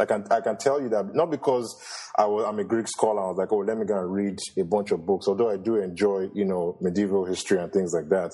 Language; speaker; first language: English; non-native, local second language; Yoruba